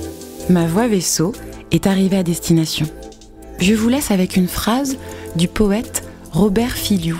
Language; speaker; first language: French; native; French